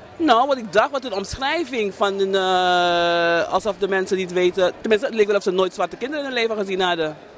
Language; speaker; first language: Dutch; native; Dutch